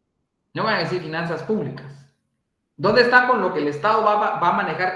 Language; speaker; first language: Spanish; native; Spanish